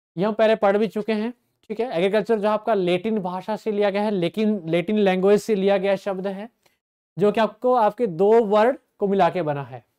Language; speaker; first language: Hindi; native; Hindi